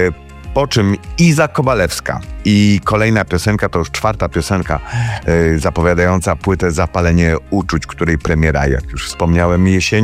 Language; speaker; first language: Polish; native; Polish